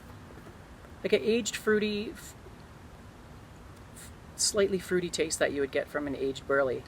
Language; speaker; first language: English; native; English